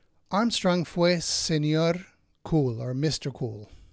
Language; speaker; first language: Spanish; native; Spanish